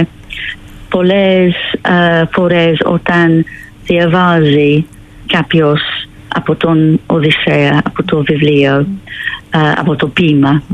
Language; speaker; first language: Greek; non-native, learner; English